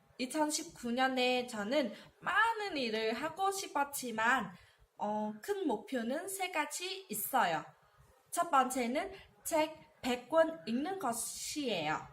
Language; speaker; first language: Korean; non-native, learner; Vietnamese